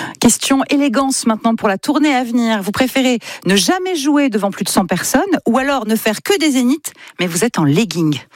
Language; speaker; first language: French; native; French